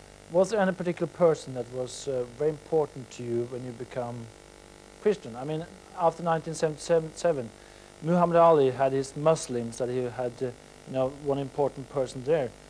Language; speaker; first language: English; non-native, fluent; Norwegian